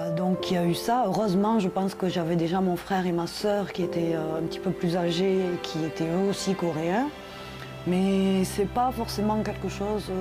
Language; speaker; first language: French; native; French